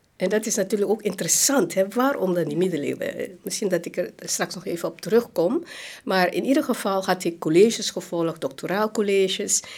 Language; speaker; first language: Dutch; non-native, local second language; Hakka Chinese